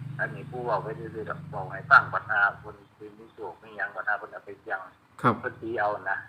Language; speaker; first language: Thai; non-native, local second language; Lao